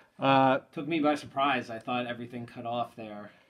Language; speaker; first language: English; native; English